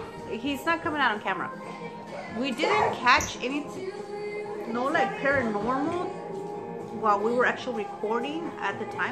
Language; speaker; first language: English; early bilingual, other home language; Spanish